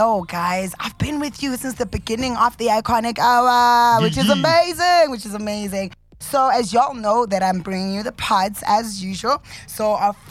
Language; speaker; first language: English; non-native, local second language; Zulu